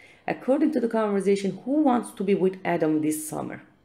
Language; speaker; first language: English; non-native, fluent; Turkish